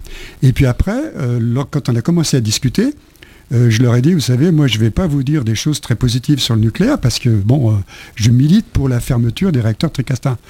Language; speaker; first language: French; native; French